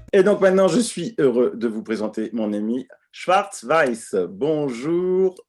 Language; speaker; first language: French; native; French